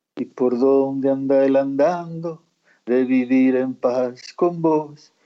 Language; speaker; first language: Spanish; native; Spanish